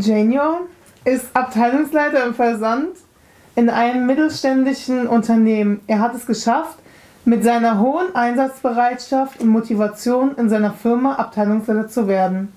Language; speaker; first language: German; native; German